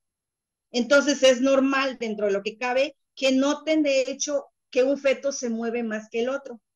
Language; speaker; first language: Spanish; native; Spanish